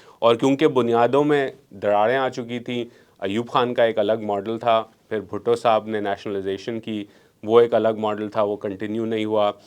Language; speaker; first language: Urdu; non-native, local second language; Memoni